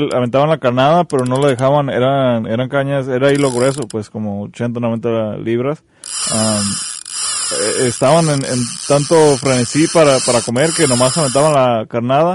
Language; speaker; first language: Spanish; native; Spanish